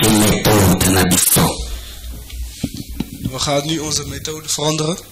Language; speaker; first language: Dutch; non-native, fluent; French